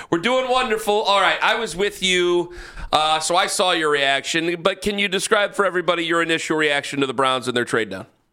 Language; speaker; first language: English; native; English